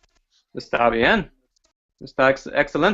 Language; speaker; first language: Spanish; non-native, fluent; English